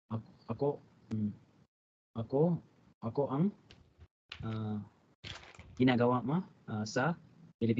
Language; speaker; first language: Filipino; non-native, learner; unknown